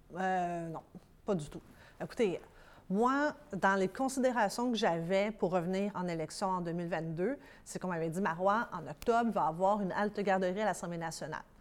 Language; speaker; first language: French; early bilingual, other home language; Arabic